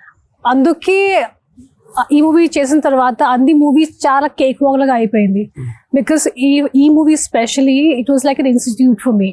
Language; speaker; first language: Telugu; non-native, local second language; Hindi